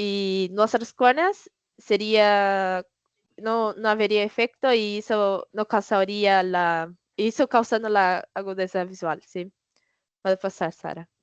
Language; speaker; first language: Spanish; non-native, learner; Portuguese